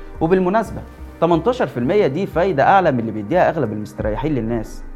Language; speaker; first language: Arabic; native; Arabic